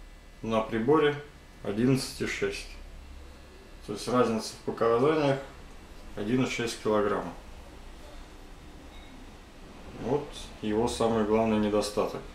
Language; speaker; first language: Russian; native; Russian